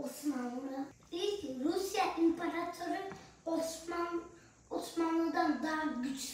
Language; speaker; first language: Turkish; early bilingual, heritage; Turkish